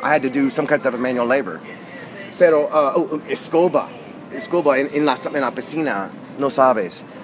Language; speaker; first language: English; early bilingual, other home language; Spanish